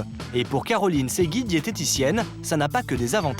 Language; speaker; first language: French; native; French